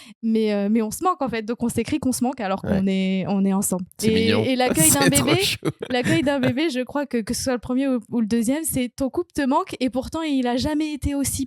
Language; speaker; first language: French; native; French